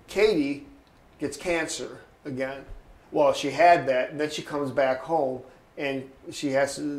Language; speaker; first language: English; native; English